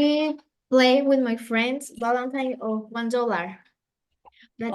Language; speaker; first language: English; non-native, learner; Spanish